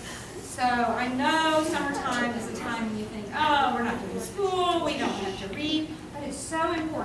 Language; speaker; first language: English; native; English